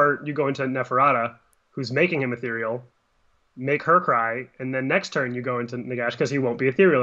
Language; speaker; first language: English; native; English